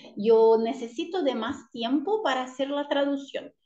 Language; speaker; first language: Spanish; non-native, learner; Portuguese